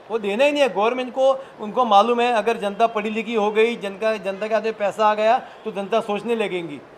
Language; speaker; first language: Hindi; non-native, local second language; Marathi